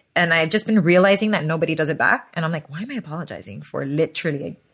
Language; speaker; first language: English; early bilingual, other home language; Spanish